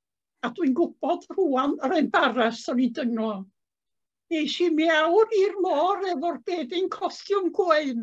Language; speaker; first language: Welsh; native; Welsh